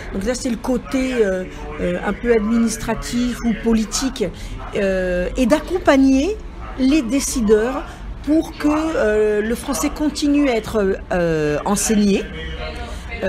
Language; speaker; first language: French; native; French